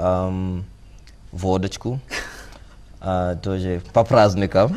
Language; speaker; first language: Russian; non-native, learner; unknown